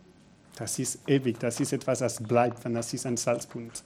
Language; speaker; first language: German; non-native, fluent; French